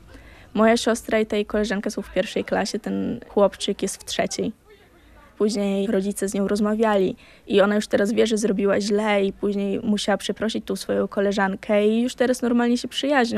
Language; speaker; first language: Polish; native; Polish